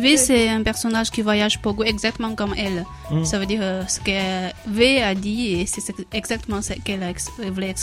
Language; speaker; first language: French; non-native, learner; Chinese